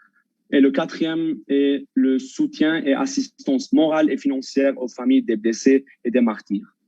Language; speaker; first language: French; non-native, local second language; Armenian